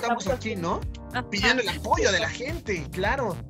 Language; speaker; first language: Spanish; native; Spanish